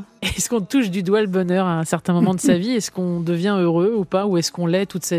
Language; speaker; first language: French; native; French